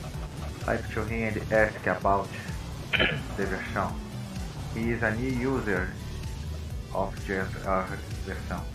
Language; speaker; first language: English; non-native, learner; Portuguese